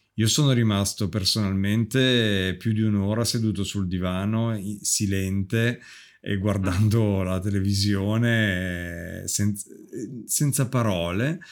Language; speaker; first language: Italian; native; Italian